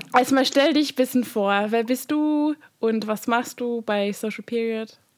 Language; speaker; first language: German; non-native, fluent; Hungarian